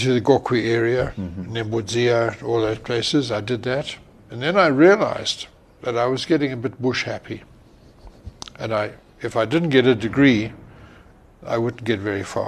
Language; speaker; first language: English; native; English